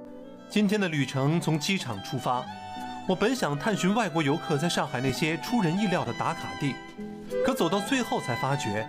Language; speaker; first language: Chinese; native; Chinese